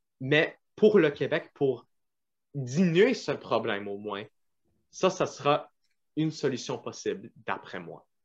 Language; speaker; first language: French; non-native, local second language; English